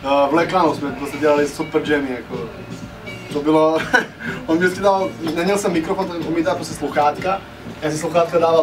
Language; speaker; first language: Czech; non-native, fluent; Serbian